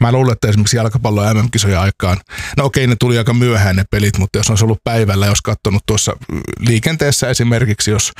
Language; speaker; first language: Finnish; native; Finnish